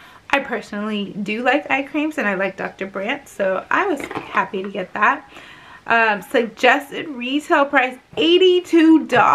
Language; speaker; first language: English; native; English